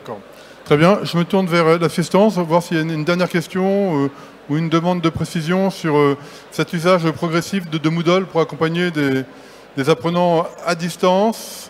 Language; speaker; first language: French; native; French